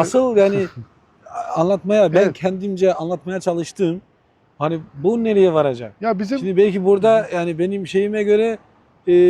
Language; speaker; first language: Turkish; non-native, fluent; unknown